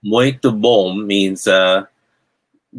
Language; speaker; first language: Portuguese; non-native, learner; English